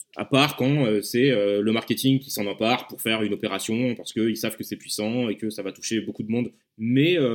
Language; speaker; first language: French; native; French